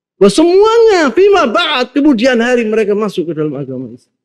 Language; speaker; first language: Indonesian; native; Indonesian